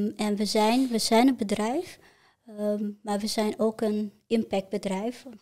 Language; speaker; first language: Dutch; native; Dutch